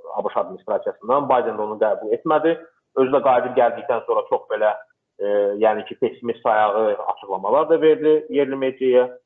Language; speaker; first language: Azerbaijani; non-native, local second language; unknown